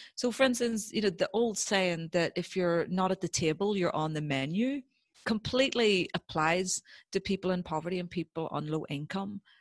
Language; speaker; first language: English; native; English